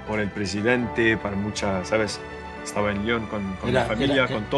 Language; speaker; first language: Spanish; non-native, learner; French